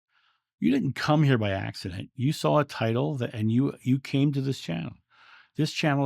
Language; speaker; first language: English; native; English